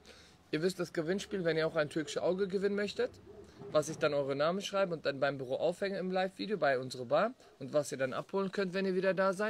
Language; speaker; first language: German; non-native, fluent; Turkish